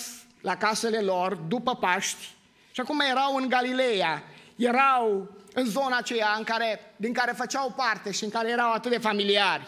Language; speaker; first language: Romanian; native; Romanian